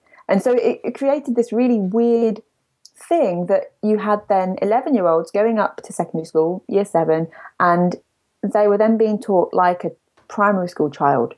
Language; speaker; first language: English; native; English